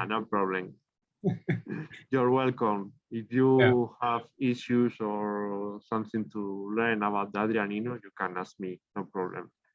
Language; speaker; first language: English; non-native, learner; Spanish